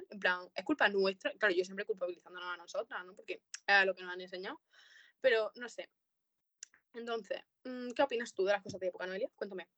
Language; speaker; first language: Spanish; native; Spanish